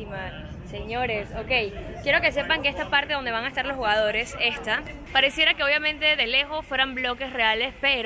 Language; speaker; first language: Spanish; native; Spanish